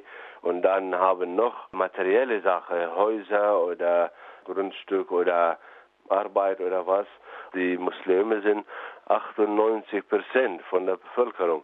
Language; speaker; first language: German; non-native, fluent; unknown